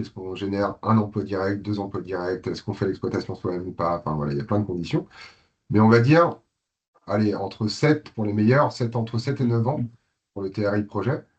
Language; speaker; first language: French; native; French